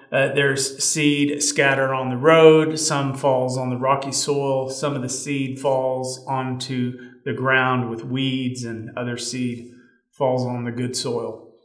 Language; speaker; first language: English; native; English